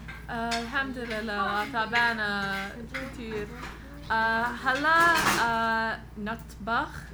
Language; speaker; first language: Arabic; non-native, learner; English